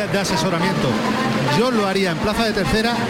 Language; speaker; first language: Spanish; native; Spanish